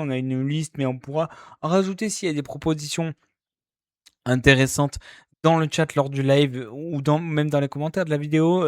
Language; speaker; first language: French; native; French